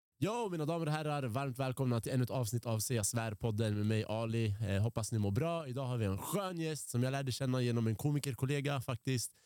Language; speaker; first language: Swedish; early bilingual, other home language; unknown